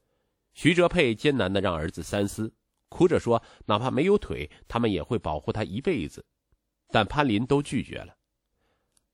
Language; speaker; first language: Chinese; native; Chinese